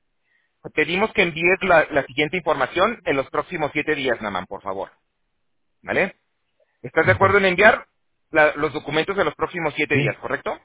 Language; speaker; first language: Spanish; native; Spanish